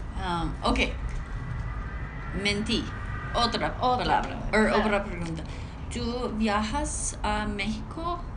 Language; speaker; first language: Spanish; non-native, learner; English